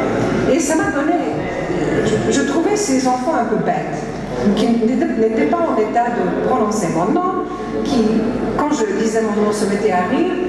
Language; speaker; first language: French; early bilingual, heritage; Greek